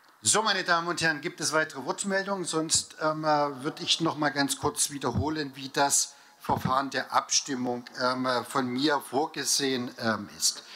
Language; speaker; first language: German; native; German